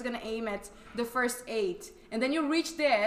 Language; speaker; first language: English; non-native, fluent; Portuguese